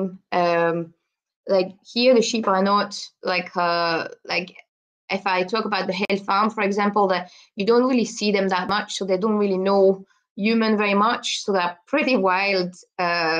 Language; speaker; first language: English; non-native, fluent; French